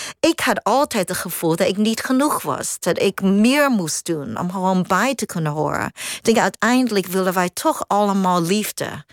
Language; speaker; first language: Dutch; non-native, fluent; Cantonese